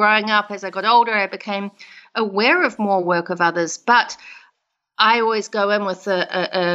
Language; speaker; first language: English; native; English